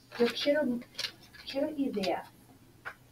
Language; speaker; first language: Spanish; non-native, fluent; English